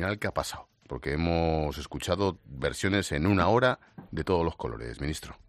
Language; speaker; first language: Spanish; native; Spanish